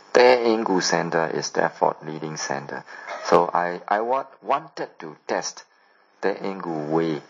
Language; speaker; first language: English; non-native, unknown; Burmese